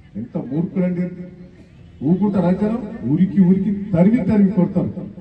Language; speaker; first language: Telugu; native; Telugu